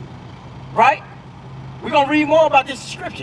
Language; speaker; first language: English; native; English